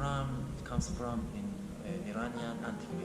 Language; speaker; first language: English; non-native, learner; Persian